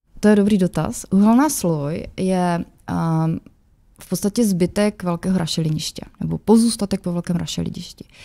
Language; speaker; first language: Czech; native; Czech